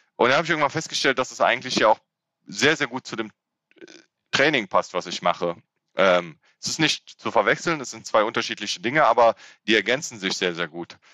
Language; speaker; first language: German; native; German